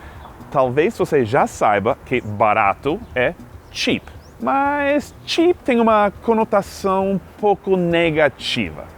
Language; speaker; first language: Portuguese; non-native, fluent; English